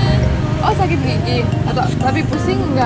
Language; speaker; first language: Indonesian; non-native, fluent; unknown